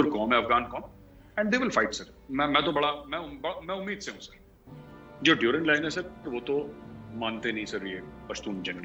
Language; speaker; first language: Hindi; native; Hindi